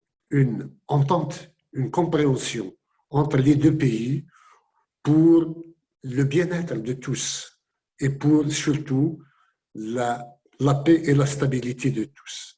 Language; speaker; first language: French; non-native, local second language; Kabyle